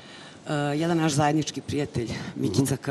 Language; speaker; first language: Serbian; native; Serbian